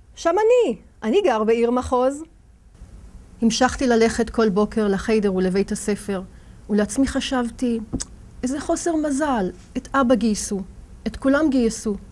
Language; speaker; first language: Hebrew; native; Hebrew